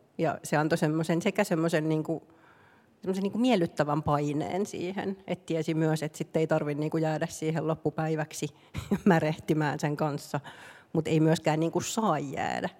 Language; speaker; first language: Finnish; native; Finnish